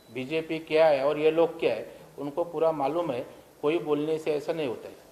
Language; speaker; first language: Hindi; non-native, local second language; Marathi